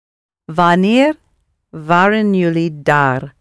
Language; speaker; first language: Dutch; non-native, learner; English